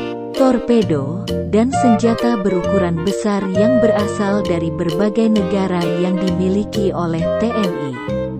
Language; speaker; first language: Indonesian; native; Indonesian